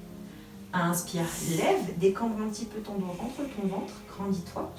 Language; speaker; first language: French; native; French